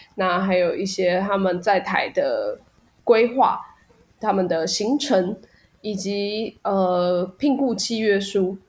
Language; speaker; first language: Chinese; native; Chinese